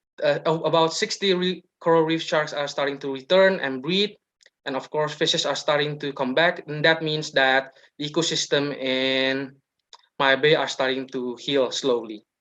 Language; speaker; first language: English; non-native, fluent; Indonesian